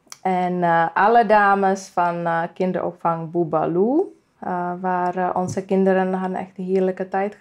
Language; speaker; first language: Dutch; non-native, fluent; Czech